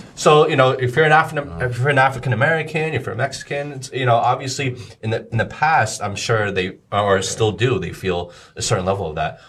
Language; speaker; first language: English; native; English